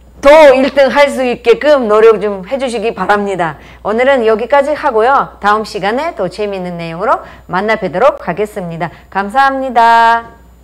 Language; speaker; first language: Korean; non-native, fluent; Russian